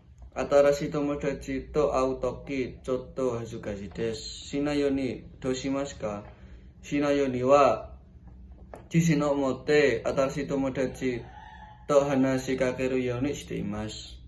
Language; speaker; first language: Japanese; non-native, learner; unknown